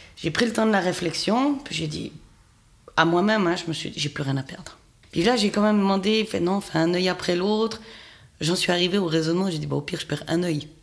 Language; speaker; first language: French; native; French